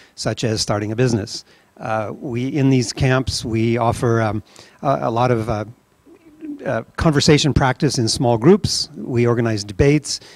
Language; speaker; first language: English; native; English